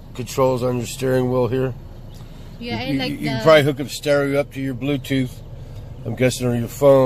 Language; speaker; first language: English; native; English